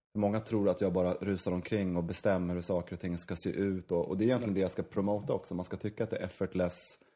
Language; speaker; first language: Swedish; native; Swedish